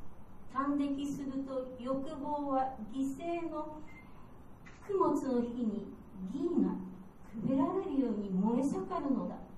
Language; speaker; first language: Japanese; native; Japanese